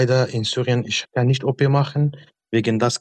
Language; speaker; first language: German; non-native, learner; Arabic